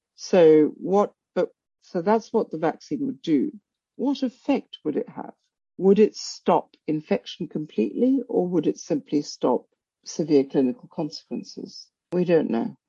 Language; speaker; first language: English; non-native, local second language; Bangla